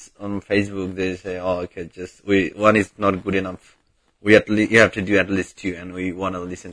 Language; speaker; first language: English; non-native, local second language; Bangla